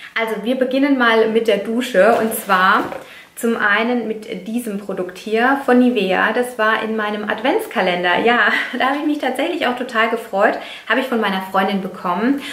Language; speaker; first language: German; non-native, fluent; Italian